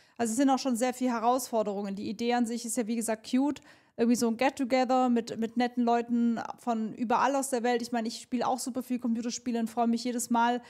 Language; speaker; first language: German; native; German